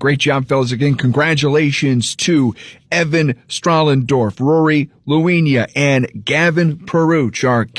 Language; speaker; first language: English; native; English